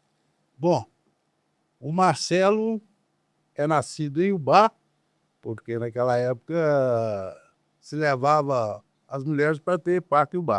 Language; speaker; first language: Portuguese; native; Portuguese